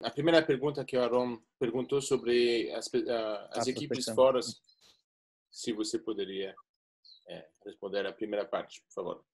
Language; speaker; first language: Portuguese; non-native, fluent; English